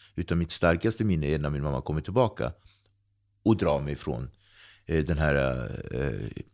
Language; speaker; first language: Swedish; early bilingual, other home language; Kabuverdianu